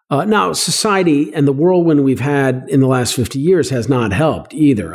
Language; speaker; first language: English; native; English